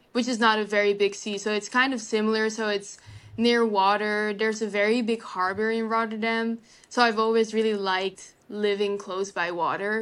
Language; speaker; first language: English; non-native, fluent; Dutch